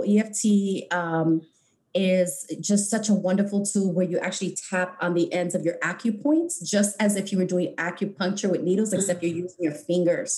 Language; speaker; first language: English; native; English